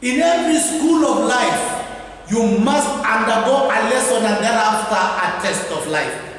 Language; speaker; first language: English; non-native, local second language; Swahili